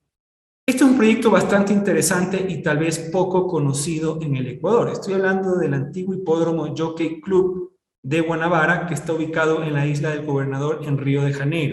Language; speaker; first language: Spanish; native; Spanish